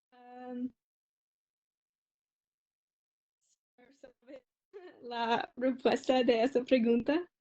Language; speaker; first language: Spanish; non-native, learner; English